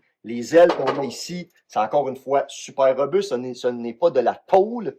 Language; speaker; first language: French; native; French